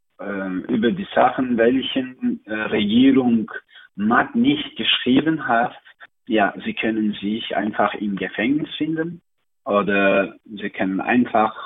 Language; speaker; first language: German; non-native, learner; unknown